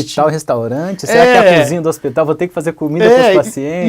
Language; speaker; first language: Portuguese; native; Portuguese